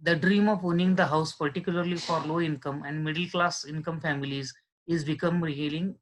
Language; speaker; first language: English; non-native, local second language; Marathi